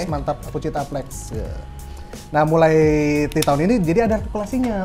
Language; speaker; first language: Indonesian; native; Indonesian